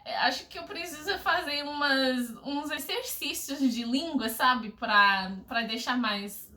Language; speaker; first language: Portuguese; non-native, fluent; English